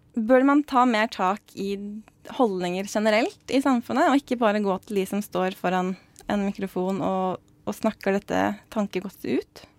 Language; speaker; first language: Norwegian; native; Norwegian